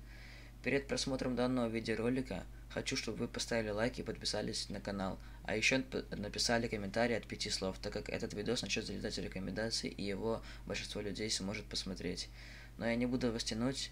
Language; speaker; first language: Russian; native; Russian